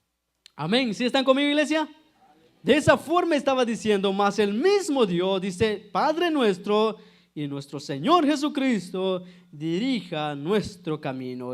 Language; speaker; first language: Spanish; native; Spanish